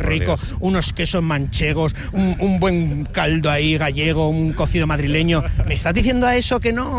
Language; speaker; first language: Spanish; native; Spanish